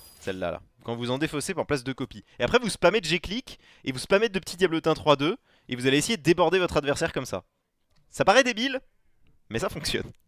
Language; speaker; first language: French; native; French